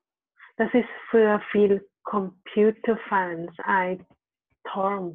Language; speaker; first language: German; non-native, learner; Thai